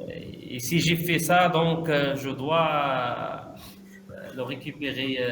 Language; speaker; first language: French; non-native, learner; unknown